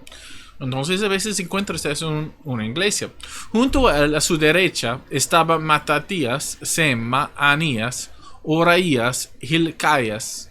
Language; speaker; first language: Spanish; non-native, fluent; English